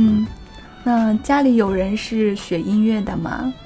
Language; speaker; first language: Chinese; native; Chinese